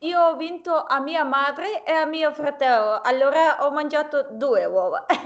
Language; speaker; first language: Italian; non-native, fluent; Serbian